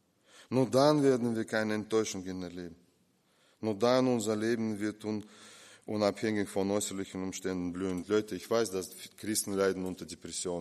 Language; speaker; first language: German; non-native, fluent; Russian